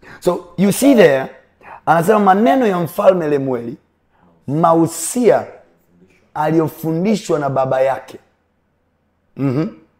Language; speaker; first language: Swahili; native; Swahili